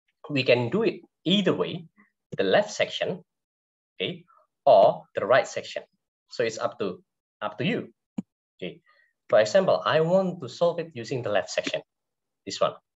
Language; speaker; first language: English; non-native, fluent; Indonesian